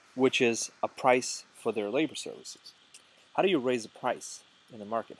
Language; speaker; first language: English; non-native, fluent; Russian